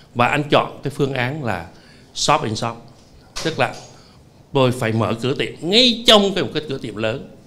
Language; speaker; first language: Vietnamese; native; Vietnamese